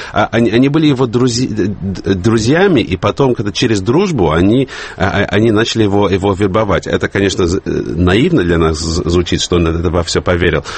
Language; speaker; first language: Russian; early bilingual, heritage; Russian